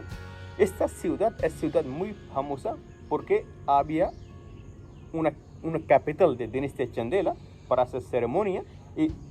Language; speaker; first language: Spanish; non-native, learner; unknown